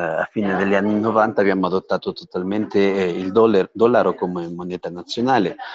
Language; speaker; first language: Italian; non-native, fluent; Spanish